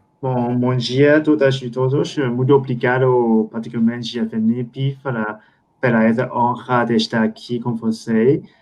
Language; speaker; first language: Portuguese; non-native, fluent; Spanish